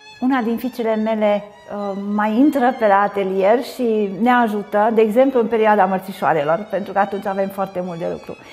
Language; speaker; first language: Romanian; non-native, local second language; Hungarian